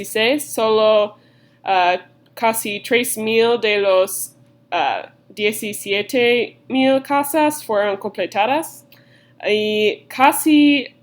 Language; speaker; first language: Spanish; non-native, learner; English